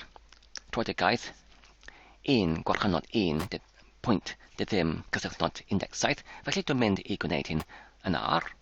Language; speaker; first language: Welsh; non-native, learner; English